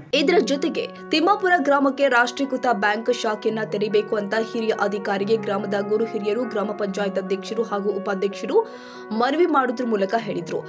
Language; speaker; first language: Kannada; native; Kannada